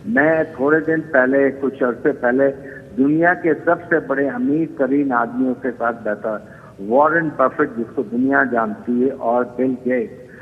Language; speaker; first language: Urdu; native; Urdu